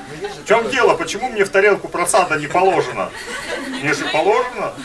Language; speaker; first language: Russian; native; Russian